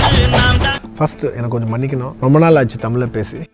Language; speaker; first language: Tamil; non-native, local second language; Telugu